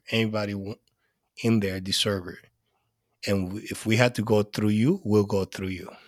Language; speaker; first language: English; early bilingual, other home language; Spanish